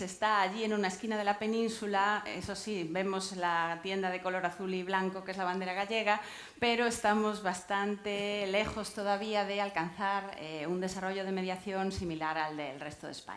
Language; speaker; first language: Spanish; native; Spanish